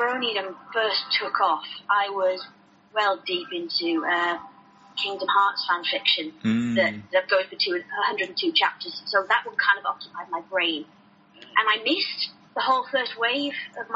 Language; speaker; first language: English; native; English